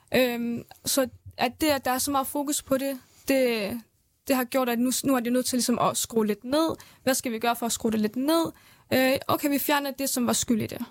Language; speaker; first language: Danish; early bilingual, other home language; Central Kurdish